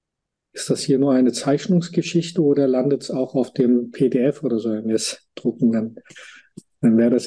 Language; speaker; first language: German; native; German